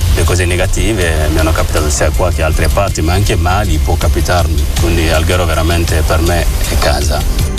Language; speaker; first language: Italian; non-native, fluent; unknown